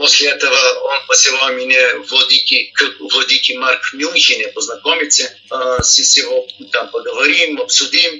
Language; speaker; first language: Russian; non-native, learner; Bulgarian